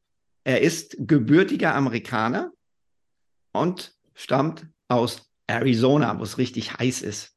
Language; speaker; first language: German; native; German